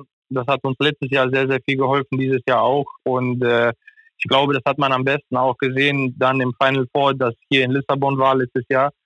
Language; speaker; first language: German; non-native, fluent; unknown